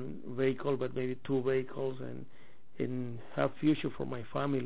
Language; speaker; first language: English; non-native, fluent; Spanish